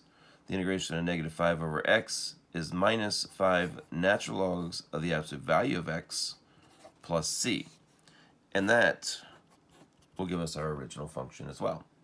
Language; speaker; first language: English; native; English